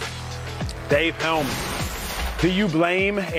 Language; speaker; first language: English; native; English